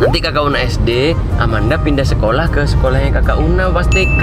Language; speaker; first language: Indonesian; native; Indonesian